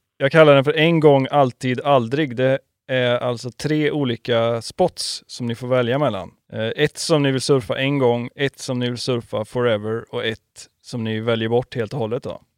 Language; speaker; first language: Swedish; native; Swedish